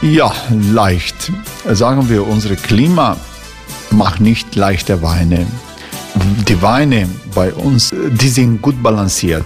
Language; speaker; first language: German; non-native, learner; Croatian